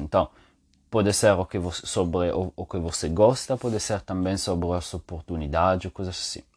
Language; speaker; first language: Portuguese; non-native, learner; Spanish